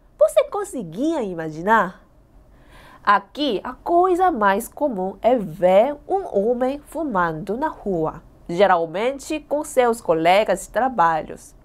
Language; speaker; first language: Portuguese; non-native, fluent; Korean